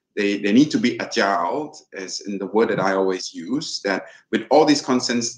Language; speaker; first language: English; non-native, fluent; Thai